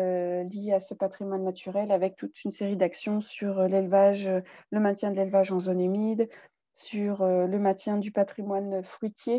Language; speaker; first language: French; native; French